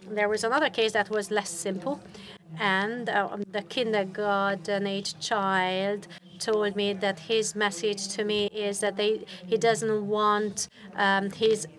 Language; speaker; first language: English; non-native, fluent; Hungarian